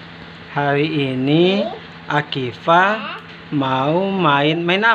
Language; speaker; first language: Malay; native; Malay